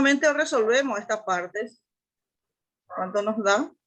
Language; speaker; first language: Spanish; native; Spanish